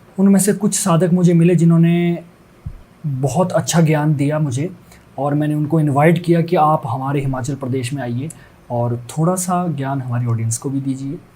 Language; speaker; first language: Hindi; native; Hindi